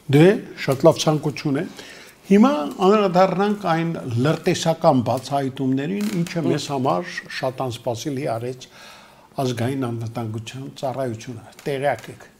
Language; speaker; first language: Armenian; native; Armenian